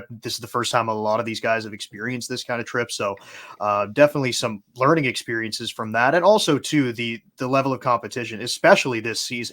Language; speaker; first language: English; native; English